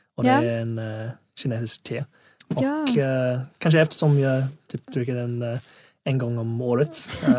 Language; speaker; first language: Swedish; non-native, fluent; English